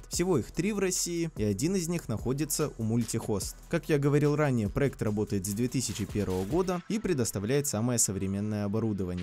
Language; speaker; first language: Russian; native; Russian